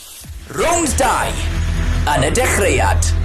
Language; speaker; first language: Welsh; native; Welsh